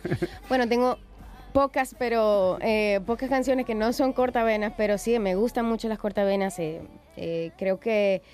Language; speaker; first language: Spanish; native; Spanish